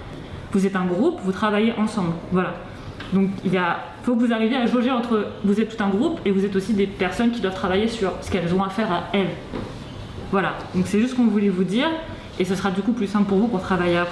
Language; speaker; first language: French; native; French